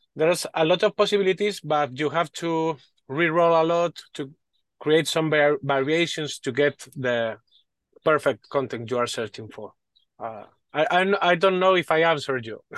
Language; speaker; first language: English; non-native, learner; Spanish